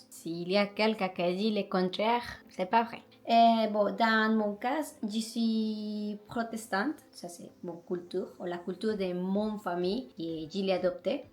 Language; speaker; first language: French; non-native, learner; Spanish